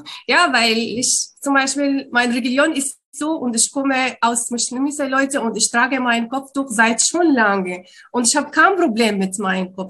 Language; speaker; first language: German; non-native, learner; Arabic